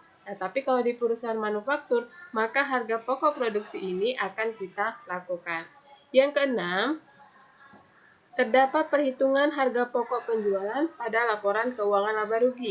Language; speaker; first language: Indonesian; native; Indonesian